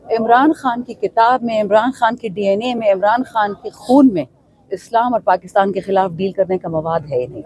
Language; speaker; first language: Urdu; non-native, local second language; Pashto